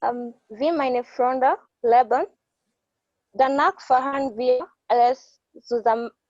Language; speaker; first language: German; non-native, learner; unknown